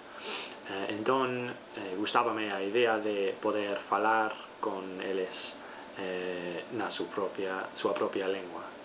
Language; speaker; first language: Spanish; non-native, fluent; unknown